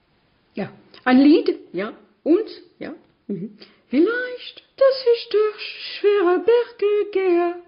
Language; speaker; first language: German; non-native, learner; French